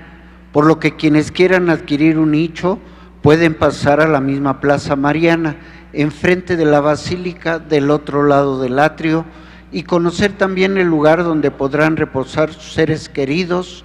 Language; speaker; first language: Spanish; native; Spanish